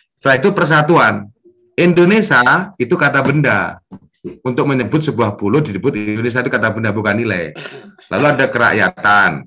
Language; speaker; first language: Indonesian; native; Indonesian